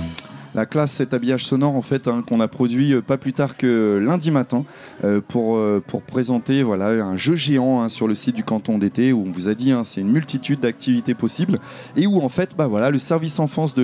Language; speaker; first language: French; native; French